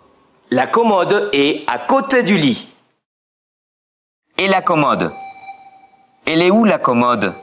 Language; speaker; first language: French; non-native, fluent; Spanish